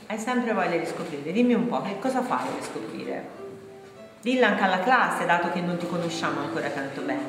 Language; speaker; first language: Italian; native; Italian